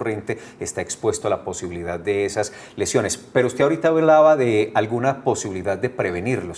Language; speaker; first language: Spanish; native; Spanish